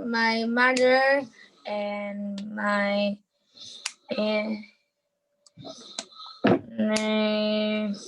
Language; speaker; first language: English; non-native, learner; Vietnamese